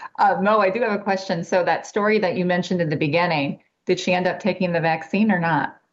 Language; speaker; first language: English; native; English